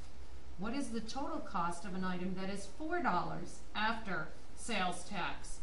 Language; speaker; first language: English; native; English